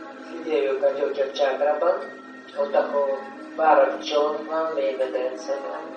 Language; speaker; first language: Hungarian; non-native, learner; Russian